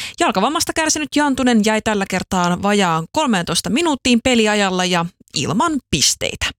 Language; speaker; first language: Finnish; native; Finnish